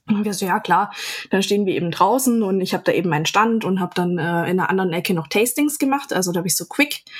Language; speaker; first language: German; native; German